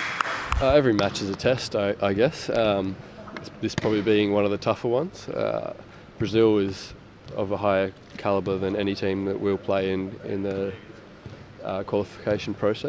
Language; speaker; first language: English; native; English